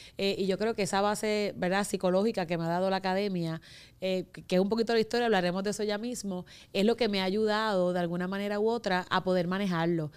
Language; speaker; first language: Spanish; native; Spanish